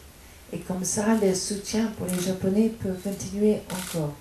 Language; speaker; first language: French; non-native, fluent; English